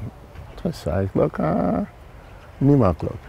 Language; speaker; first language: Dutch; non-native, fluent; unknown